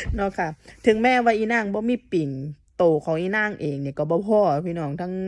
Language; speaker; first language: Thai; native; Thai